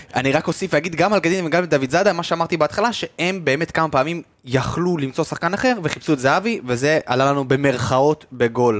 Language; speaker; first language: Hebrew; native; Hebrew